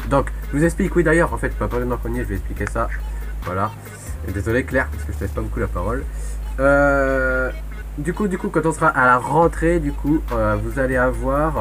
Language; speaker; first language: French; native; French